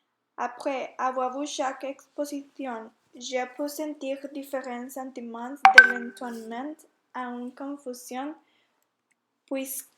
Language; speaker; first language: French; non-native, learner; Spanish